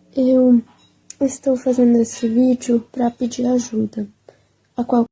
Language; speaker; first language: Portuguese; early bilingual, heritage; Portuguese